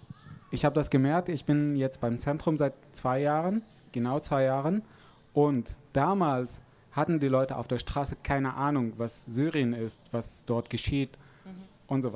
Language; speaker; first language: German; non-native, fluent; Arabic